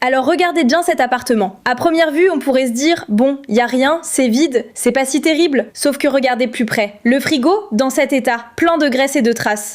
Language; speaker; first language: French; native; French